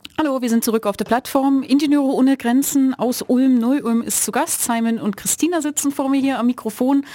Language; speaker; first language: German; native; German